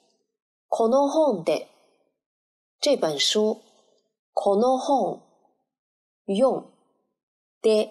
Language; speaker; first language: Japanese; non-native, learner; Chinese